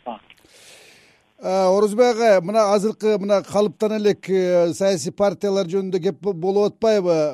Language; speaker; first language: Kyrgyz; native; Kyrgyz